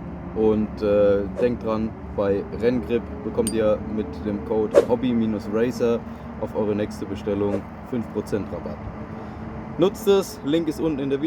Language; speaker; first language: German; native; German